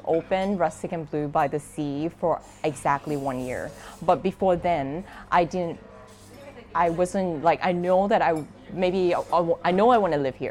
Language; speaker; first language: English; non-native, fluent; Thai